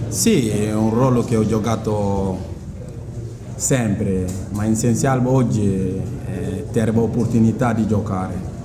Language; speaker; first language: Italian; non-native, learner; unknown